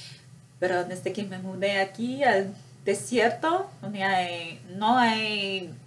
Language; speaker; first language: Spanish; non-native, fluent; English